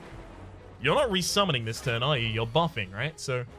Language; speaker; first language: English; native; English